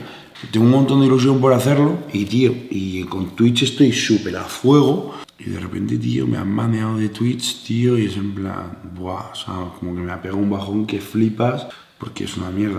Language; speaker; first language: Spanish; native; Spanish